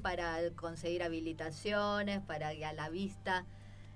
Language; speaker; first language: Spanish; native; Spanish